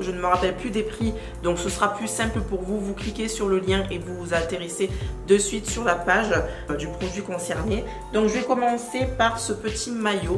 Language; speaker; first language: French; native; French